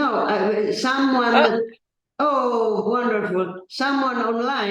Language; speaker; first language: English; non-native, learner; Italian